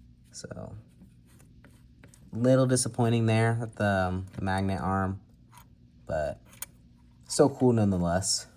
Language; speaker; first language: English; native; English